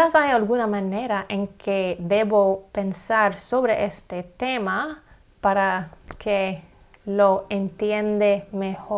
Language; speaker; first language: Spanish; non-native, learner; English